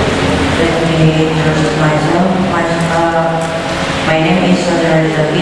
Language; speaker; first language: English; non-native, learner; Indonesian